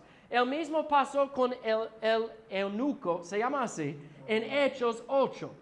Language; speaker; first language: Spanish; non-native, fluent; English